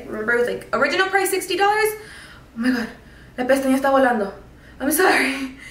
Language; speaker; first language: English; early bilingual, other home language; Spanish